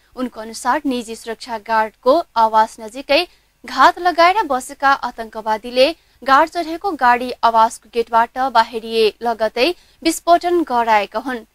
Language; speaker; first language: Nepali; non-native, local second language; Maithili